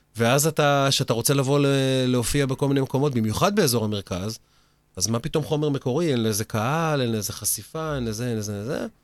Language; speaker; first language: Hebrew; native; Hebrew